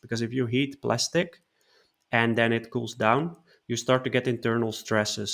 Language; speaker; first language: English; non-native, fluent; Dutch